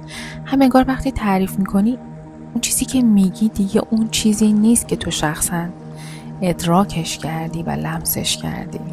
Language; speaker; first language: Persian; native; Persian